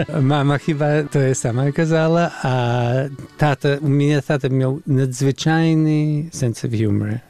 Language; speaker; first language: Belarusian; early bilingual, heritage; Belarusian